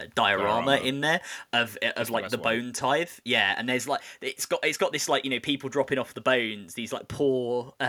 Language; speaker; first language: English; native; English